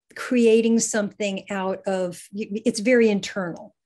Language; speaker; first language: English; native; English